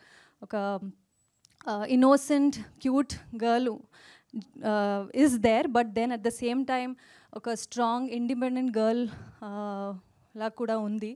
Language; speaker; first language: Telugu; non-native, fluent; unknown